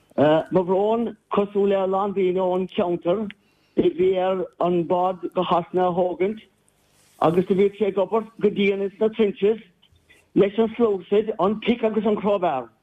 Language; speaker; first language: Irish; native; Irish